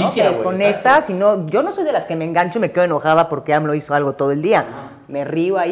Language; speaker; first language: Spanish; native; Spanish